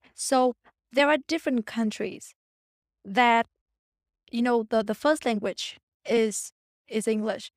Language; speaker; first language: English; non-native, fluent; Vietnamese